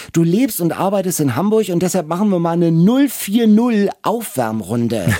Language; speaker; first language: German; native; German